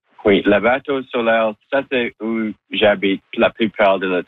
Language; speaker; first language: French; non-native, learner; English